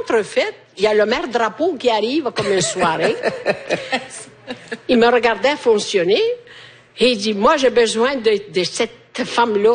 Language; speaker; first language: French; non-native, fluent; Italian